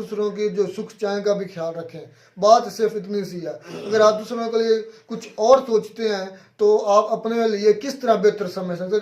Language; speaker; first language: Urdu; non-native, local second language; Kashmiri